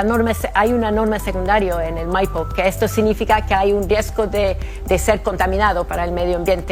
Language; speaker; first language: Spanish; non-native, fluent; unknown